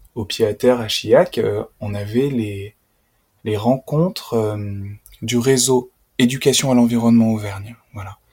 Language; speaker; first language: French; native; French